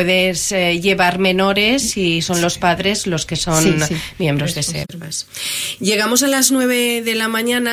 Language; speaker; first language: Spanish; native; Spanish